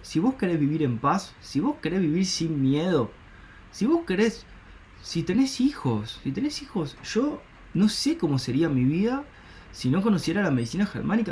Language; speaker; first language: Spanish; native; Spanish